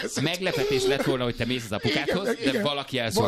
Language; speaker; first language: Hungarian; native; Hungarian